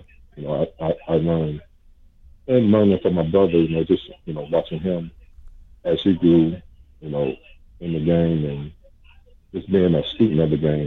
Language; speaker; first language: English; native; English